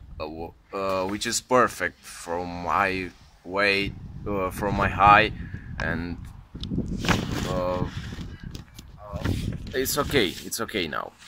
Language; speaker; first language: English; non-native, learner; Romanian